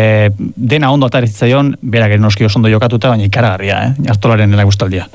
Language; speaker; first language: Basque; native; Basque